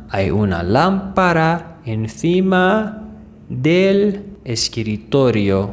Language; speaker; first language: Spanish; non-native, fluent; Persian